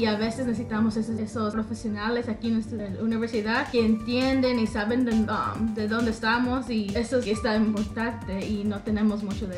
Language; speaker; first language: Spanish; early bilingual, heritage; English